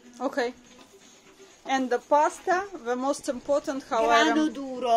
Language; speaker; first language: English; non-native, learner; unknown